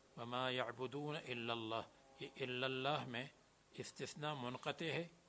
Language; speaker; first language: Urdu; non-native, fluent; Gujarati